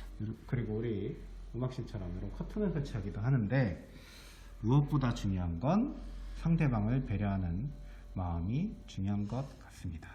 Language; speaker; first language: Korean; native; Korean